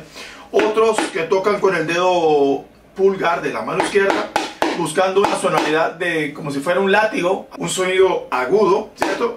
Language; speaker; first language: Spanish; native; Spanish